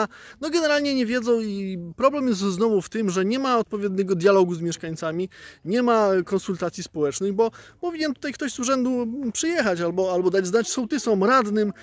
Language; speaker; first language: Polish; native; Polish